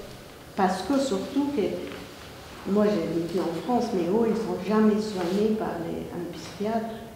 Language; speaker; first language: French; non-native, fluent; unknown